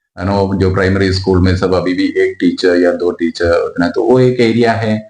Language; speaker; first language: Hindi; non-native, local second language; Malayalam